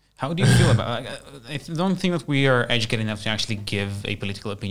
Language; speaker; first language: English; non-native, fluent; Bulgarian